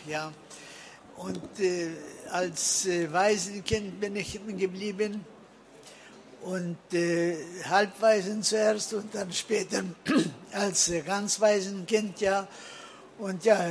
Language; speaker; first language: German; early bilingual, heritage; German